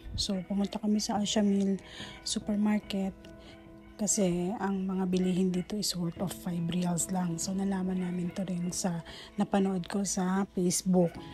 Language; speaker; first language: Filipino; native; Filipino